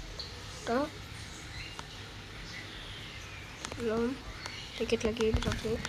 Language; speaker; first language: Indonesian; native; Indonesian